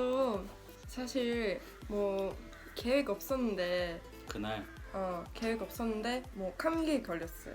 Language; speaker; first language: Korean; non-native, learner; Swedish